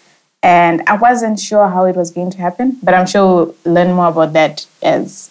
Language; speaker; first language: English; non-native, local second language; Shona